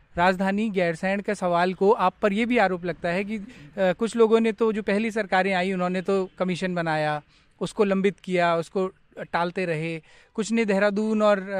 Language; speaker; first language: Hindi; native; Hindi